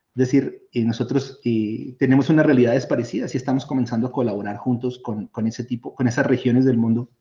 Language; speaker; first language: Spanish; native; Spanish